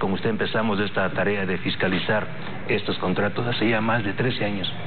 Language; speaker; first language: Spanish; native; Spanish